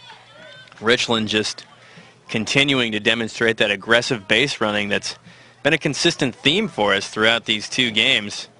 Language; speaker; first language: English; native; English